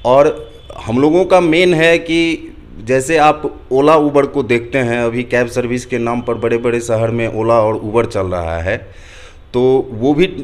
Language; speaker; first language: Hindi; native; Hindi